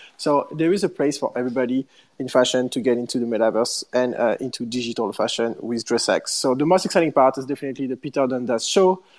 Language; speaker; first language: English; non-native, fluent; French